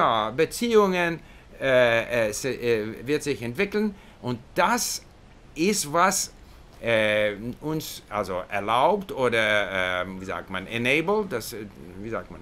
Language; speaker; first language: German; non-native, learner; English